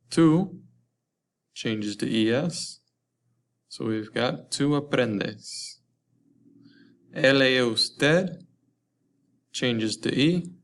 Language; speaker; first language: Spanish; non-native, learner; English